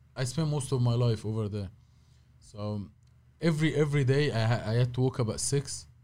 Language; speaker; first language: English; non-native, fluent; Arabic